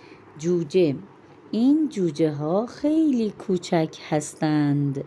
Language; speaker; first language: Persian; non-native, fluent; Urdu